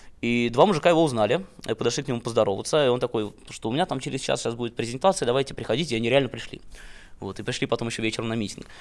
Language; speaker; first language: Russian; native; Russian